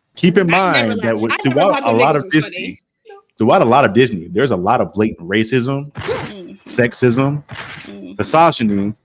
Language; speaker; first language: English; native; English